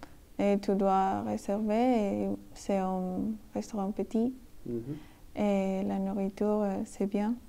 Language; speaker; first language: French; non-native, learner; Spanish